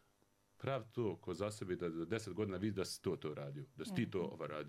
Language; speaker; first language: Serbian; native; Serbian